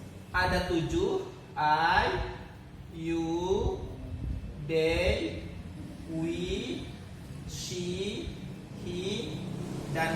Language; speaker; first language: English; non-native, fluent; Indonesian